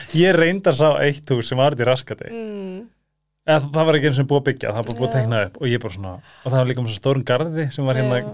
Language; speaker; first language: Icelandic; native; Icelandic